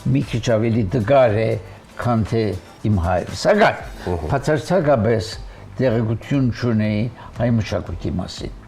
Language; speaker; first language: Armenian; native; Armenian